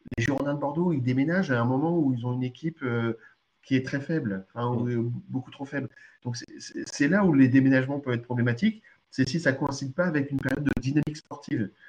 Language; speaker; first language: French; early bilingual, other home language; Arabic